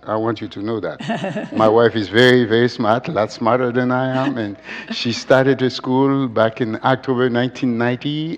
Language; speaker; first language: English; non-native, fluent; Haitian Creole